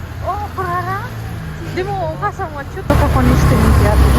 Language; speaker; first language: Japanese; non-native, learner; Filipino